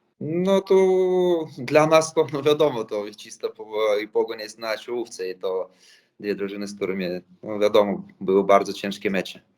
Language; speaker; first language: Polish; non-native, fluent; Latvian